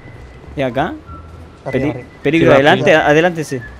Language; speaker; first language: Spanish; native; Spanish